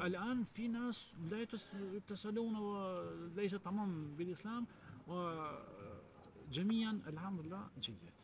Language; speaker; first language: Arabic; non-native, learner; Albanian